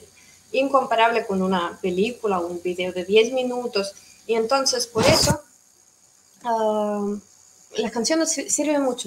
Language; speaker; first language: Spanish; non-native, fluent; Russian